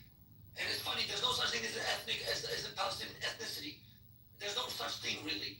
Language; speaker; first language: English; native; English